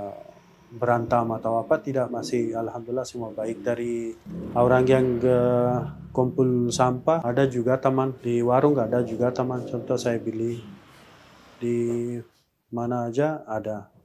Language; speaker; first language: Indonesian; non-native, learner; Persian